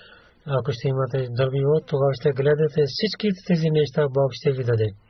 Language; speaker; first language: Bulgarian; non-native, learner; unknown